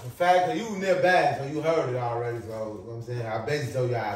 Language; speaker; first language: English; native; English